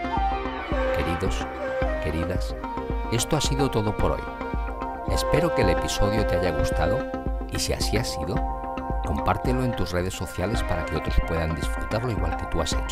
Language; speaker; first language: Spanish; native; Spanish